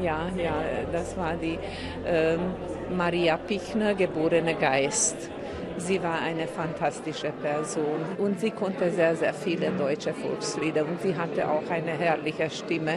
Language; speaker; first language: German; non-native, local second language; Hungarian